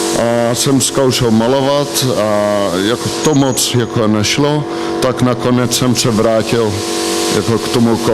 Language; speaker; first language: Czech; non-native, learner; Dutch